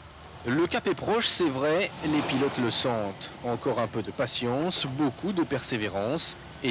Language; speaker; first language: French; native; French